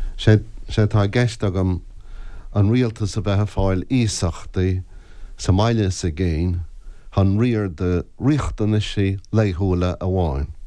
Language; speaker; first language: Irish; non-native, local second language; English